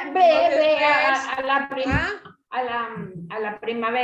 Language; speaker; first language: Catalan; non-native, fluent; Spanish